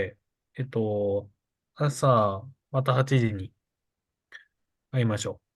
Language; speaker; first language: Japanese; native; Japanese